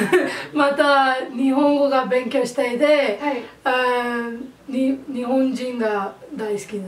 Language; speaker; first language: Japanese; non-native, learner; Malayalam